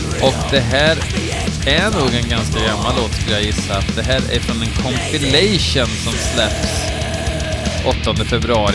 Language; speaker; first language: Swedish; native; Swedish